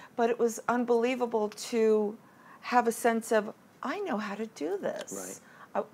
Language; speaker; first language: English; native; English